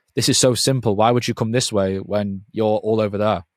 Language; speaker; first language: English; native; English